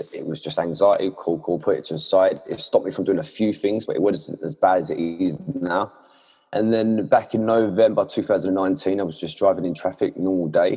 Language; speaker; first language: English; native; English